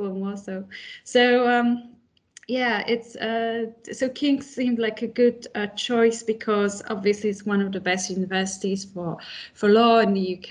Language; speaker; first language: English; non-native, fluent; Polish